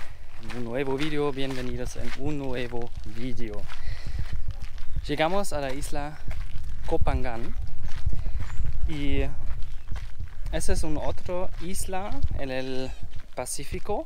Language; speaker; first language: Spanish; non-native, learner; German